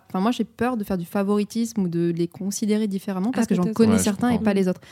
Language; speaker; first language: French; native; French